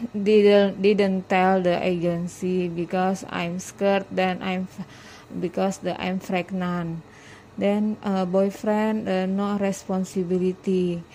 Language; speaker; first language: English; non-native, learner; Indonesian